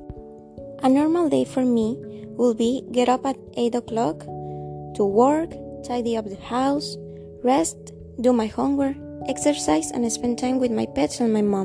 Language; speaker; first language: English; non-native, learner; Spanish